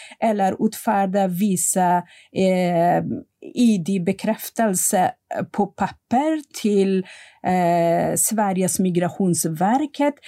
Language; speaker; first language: Swedish; non-native, fluent; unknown